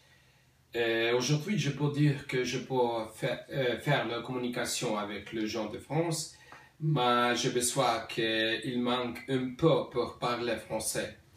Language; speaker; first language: French; non-native, learner; Slovenian